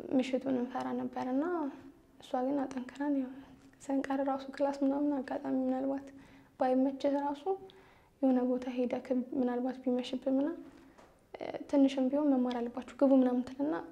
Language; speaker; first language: Amharic; native; Amharic